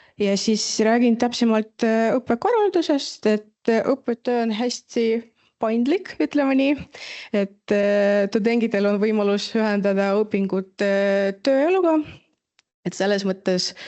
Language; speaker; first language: Estonian; non-native, local second language; Russian